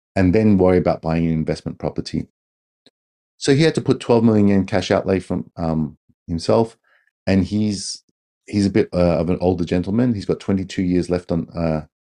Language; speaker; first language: English; native; English